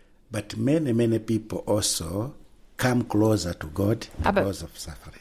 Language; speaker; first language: English; non-native, local second language; Nyanja